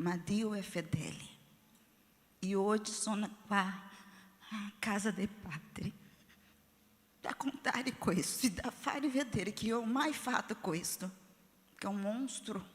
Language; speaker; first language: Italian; non-native, learner; Portuguese